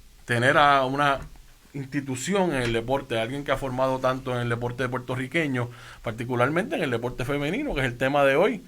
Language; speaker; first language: Spanish; native; Spanish